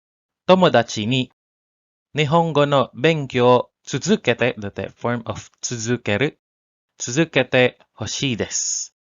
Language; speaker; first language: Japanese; non-native, learner; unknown